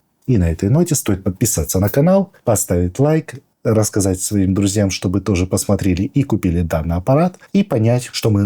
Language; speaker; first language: Russian; native; Russian